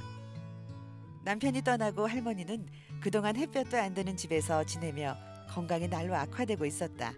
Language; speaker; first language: Korean; native; Korean